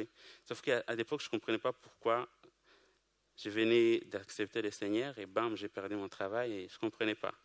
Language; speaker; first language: French; non-native, local second language; Kinyarwanda